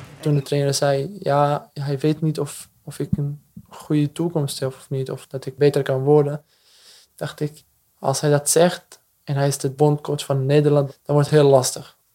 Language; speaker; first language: Dutch; non-native, fluent; Arabic